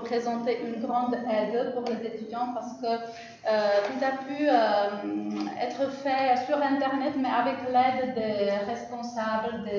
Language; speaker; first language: French; non-native, fluent; Czech